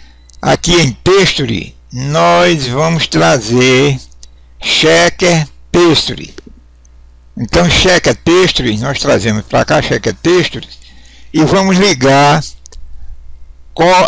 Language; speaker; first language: Portuguese; native; Portuguese